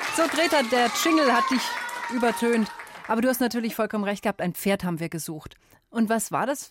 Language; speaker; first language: German; native; German